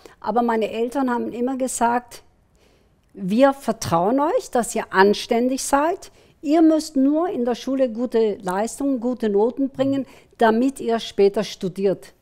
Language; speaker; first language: German; early bilingual, other home language; Kurdish